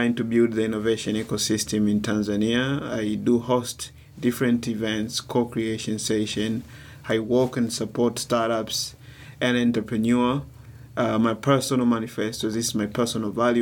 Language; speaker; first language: English; non-native, local second language; Swahili